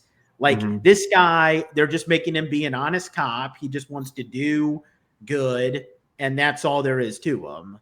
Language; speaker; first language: English; native; English